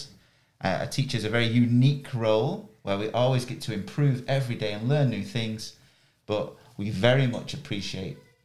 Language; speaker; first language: English; native; English